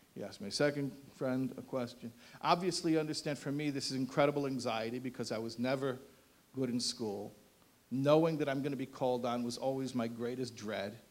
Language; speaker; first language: English; native; English